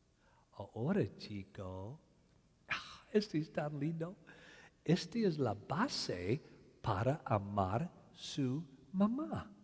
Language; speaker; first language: Spanish; non-native, learner; English